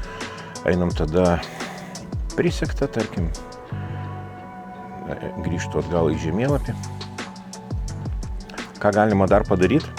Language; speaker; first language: Lithuanian; native; Lithuanian